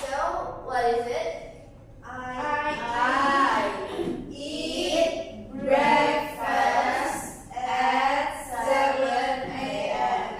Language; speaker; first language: English; non-native, learner; Indonesian